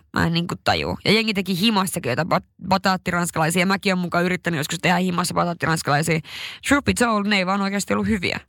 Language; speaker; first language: Finnish; native; Finnish